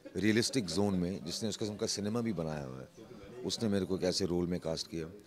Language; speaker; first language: Hindi; native; Hindi